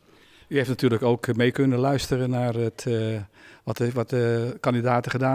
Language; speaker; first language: Dutch; native; Dutch